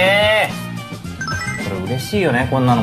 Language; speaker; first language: Japanese; native; Japanese